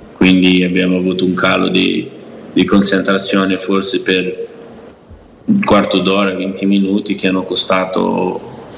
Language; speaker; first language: Italian; non-native, fluent; Portuguese